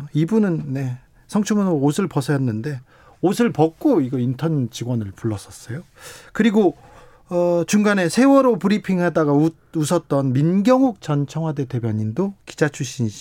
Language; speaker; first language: Korean; native; Korean